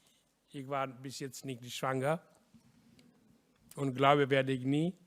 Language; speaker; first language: German; non-native, learner; Hindi